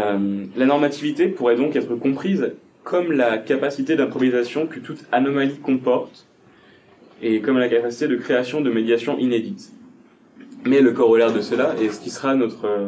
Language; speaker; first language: French; native; French